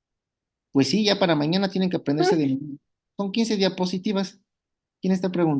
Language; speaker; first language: Spanish; native; Spanish